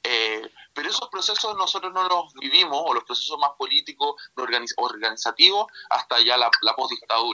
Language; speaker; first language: Spanish; native; Spanish